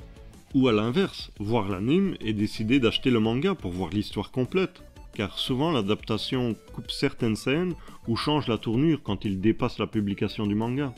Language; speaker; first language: French; native; French